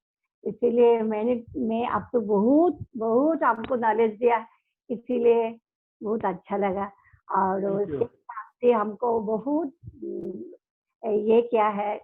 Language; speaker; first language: Hindi; non-native, local second language; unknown